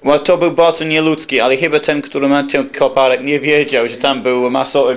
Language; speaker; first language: Polish; non-native, learner; English